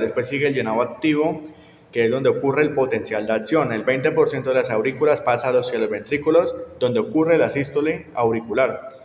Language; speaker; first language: Spanish; native; Spanish